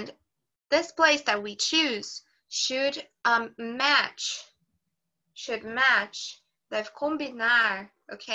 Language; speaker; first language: English; non-native, fluent; Portuguese